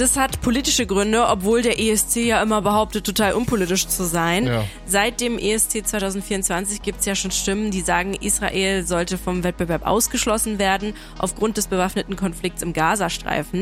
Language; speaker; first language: German; native; German